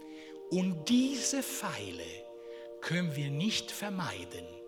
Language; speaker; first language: German; non-native, fluent; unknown